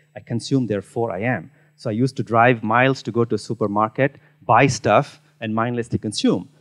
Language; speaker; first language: English; non-native, local second language; Tamil